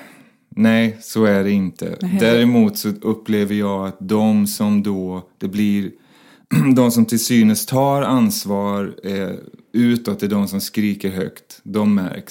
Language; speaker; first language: Swedish; native; Swedish